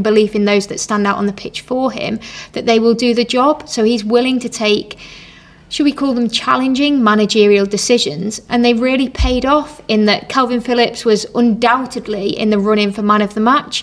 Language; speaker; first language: English; native; English